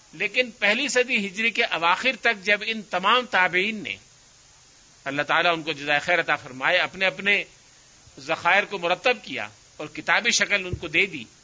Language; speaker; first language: Urdu; native; Urdu